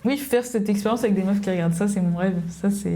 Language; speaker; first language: French; native; French